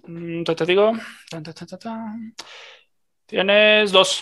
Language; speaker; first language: Spanish; native; Spanish